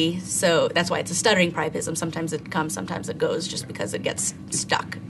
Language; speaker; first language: English; native; English